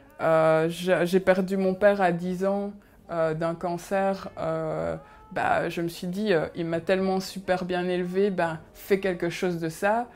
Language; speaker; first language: French; early bilingual, other home language; Kinyarwanda